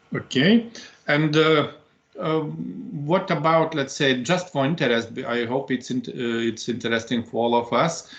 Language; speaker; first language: English; non-native, fluent; Lithuanian